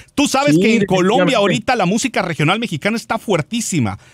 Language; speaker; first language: Spanish; native; Spanish